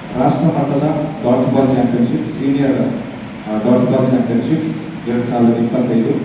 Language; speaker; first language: Kannada; native; Kannada